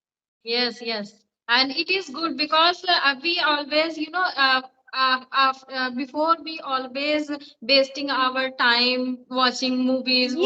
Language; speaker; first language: English; non-native, learner; Hindi